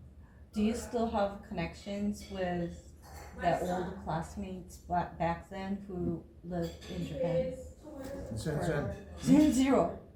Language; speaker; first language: English; non-native, fluent; Japanese